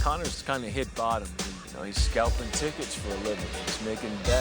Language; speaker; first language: English; native; English